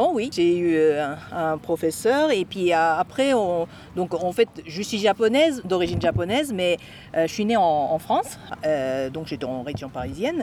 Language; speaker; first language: French; non-native, fluent; Japanese